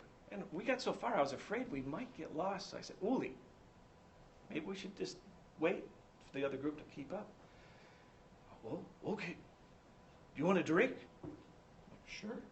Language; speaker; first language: English; native; English